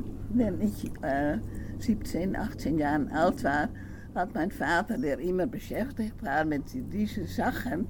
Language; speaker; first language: German; non-native, learner; Dutch